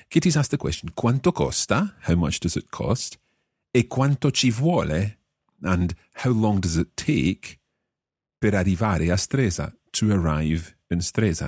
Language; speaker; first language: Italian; non-native, fluent; English